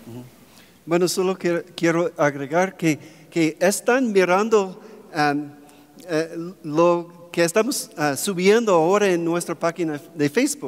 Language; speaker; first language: Spanish; non-native, fluent; English